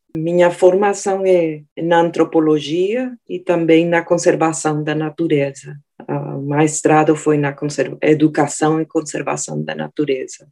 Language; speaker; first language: Portuguese; non-native, fluent; Spanish